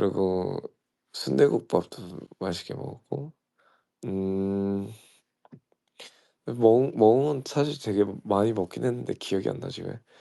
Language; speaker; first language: Korean; early bilingual, heritage; Korean